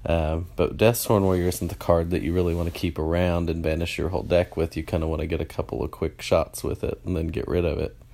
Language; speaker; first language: English; native; English